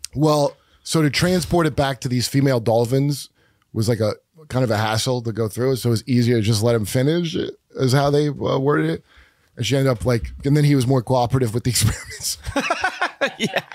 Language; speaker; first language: English; native; English